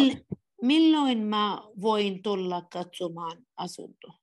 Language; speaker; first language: Finnish; non-native, learner; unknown